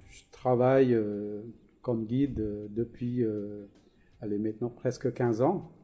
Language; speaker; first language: French; non-native, fluent; Balinese